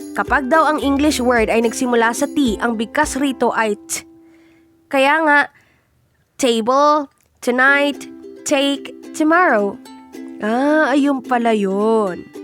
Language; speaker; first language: Filipino; native; Filipino